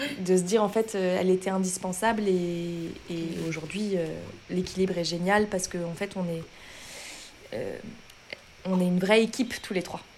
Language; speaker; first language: French; native; French